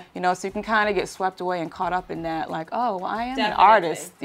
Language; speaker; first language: English; native; English